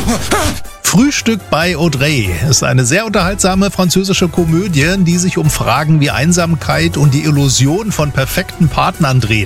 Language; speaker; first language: German; native; German